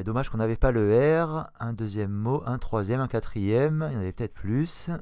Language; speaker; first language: French; native; French